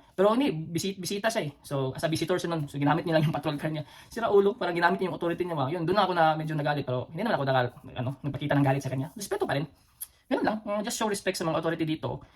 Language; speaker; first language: Filipino; non-native, local second language; Cebuano